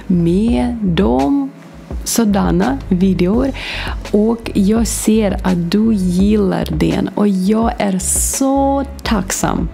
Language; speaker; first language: Swedish; non-native, fluent; Ukrainian